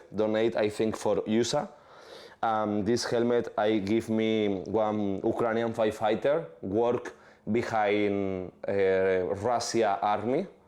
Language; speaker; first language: English; non-native, learner; Spanish